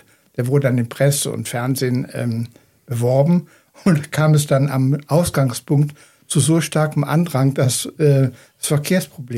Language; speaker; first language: German; native; German